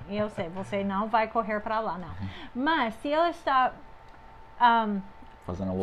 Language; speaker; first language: Portuguese; non-native, fluent; English